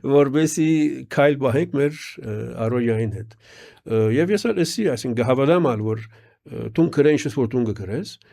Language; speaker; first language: Armenian; early bilingual, heritage; Armenian